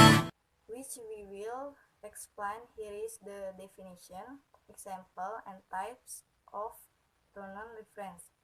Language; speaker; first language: English; non-native, learner; Indonesian